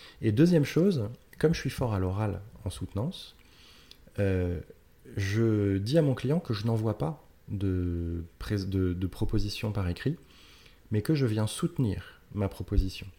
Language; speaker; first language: French; native; French